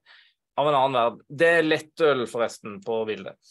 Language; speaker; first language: Norwegian; native; Norwegian